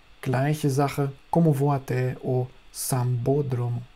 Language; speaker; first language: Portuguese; non-native, fluent; German